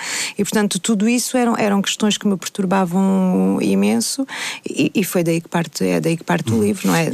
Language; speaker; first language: Portuguese; native; Portuguese